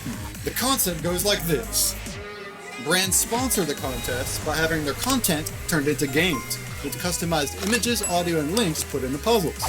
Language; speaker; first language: English; native; English